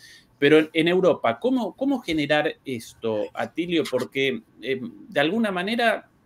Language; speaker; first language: Spanish; native; Spanish